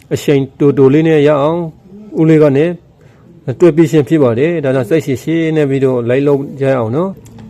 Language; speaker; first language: Burmese; native; Burmese